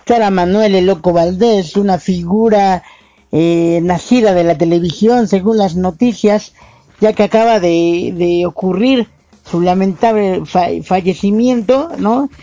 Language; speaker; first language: Spanish; native; Spanish